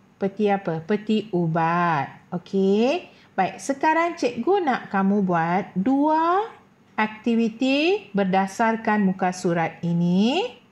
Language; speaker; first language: Malay; non-native, local second language; Tamil